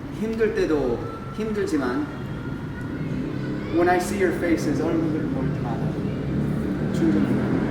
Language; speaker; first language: Korean; early bilingual, heritage; English